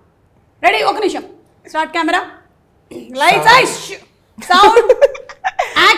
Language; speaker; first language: Telugu; native; Telugu